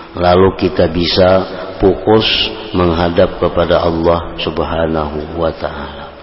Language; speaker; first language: Indonesian; non-native, local second language; Banjar